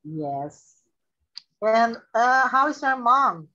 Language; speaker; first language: English; non-native, learner; Portuguese